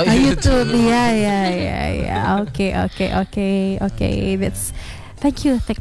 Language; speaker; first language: English; non-native, fluent; Indonesian